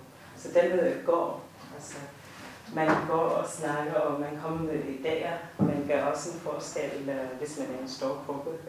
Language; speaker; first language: Danish; non-native, fluent; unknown